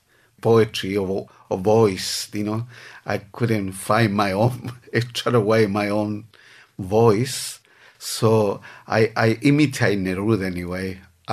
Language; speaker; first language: English; non-native, fluent; Spanish